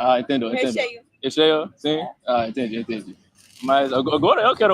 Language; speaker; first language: Portuguese; non-native, learner; English